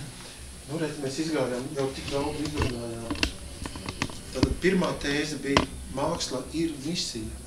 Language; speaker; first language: Latvian; native; Latvian